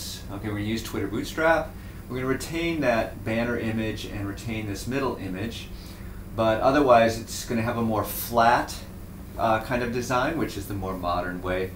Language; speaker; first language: English; native; English